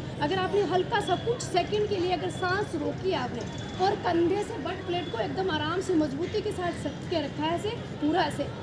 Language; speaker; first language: Hindi; native; Hindi